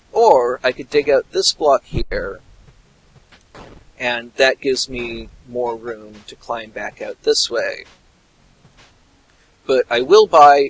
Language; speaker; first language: English; native; English